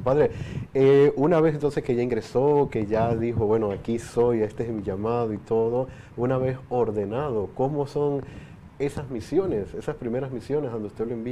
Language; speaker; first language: Spanish; native; Spanish